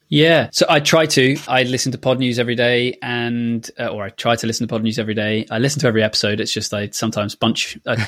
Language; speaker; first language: English; native; English